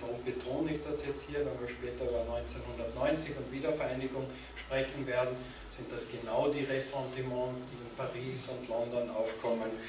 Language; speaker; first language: German; native; German